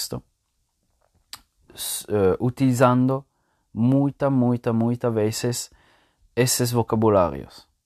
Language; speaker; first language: Portuguese; non-native, fluent; Italian